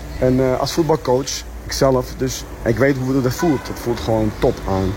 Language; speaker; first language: Dutch; early bilingual, other home language; Arabic